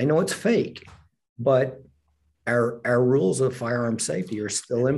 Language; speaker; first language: English; native; English